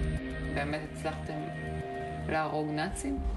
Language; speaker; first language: Hebrew; native; Hebrew